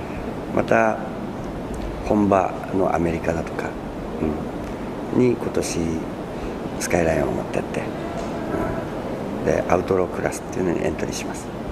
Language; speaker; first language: Japanese; native; Japanese